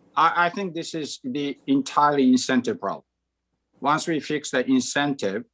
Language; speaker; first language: English; non-native, fluent; Croatian